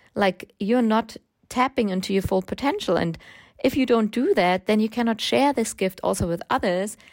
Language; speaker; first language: English; non-native, fluent; German